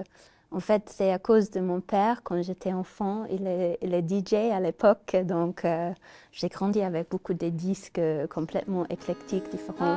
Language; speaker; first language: French; non-native, learner; English